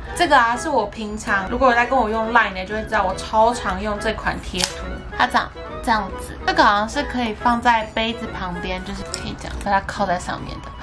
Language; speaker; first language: Chinese; native; Chinese